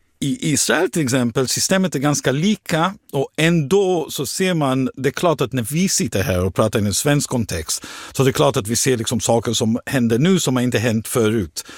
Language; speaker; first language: Swedish; non-native, fluent; Hebrew